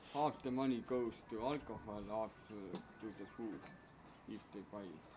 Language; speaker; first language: English; non-native, learner; Estonian